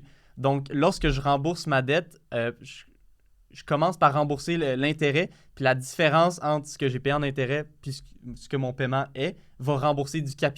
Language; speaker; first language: French; native; French